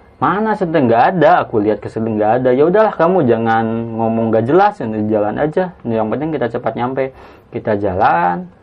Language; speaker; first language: Indonesian; non-native, local second language; Sundanese